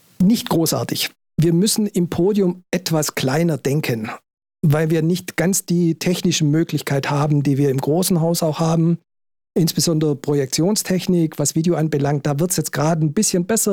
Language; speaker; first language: German; native; German